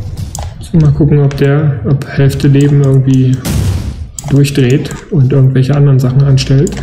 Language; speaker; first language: German; native; German